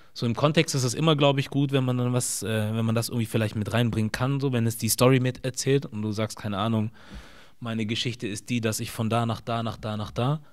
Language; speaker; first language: German; native; German